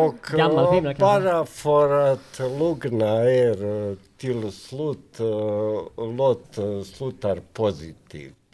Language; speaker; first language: Swedish; non-native, fluent; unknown